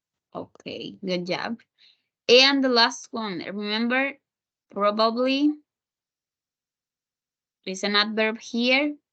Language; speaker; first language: English; non-native, fluent; Spanish